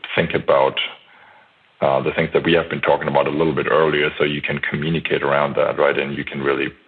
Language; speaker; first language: English; non-native, fluent; German